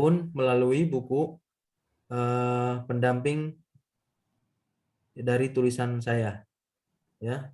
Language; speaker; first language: Indonesian; native; Indonesian